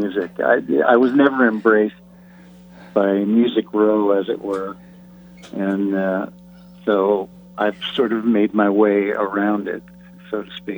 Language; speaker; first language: English; native; English